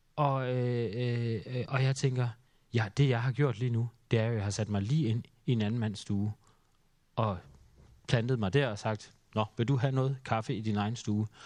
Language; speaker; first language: Danish; native; Danish